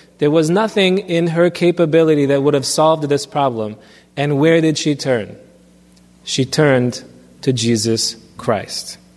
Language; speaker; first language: English; early bilingual, other home language; Armenian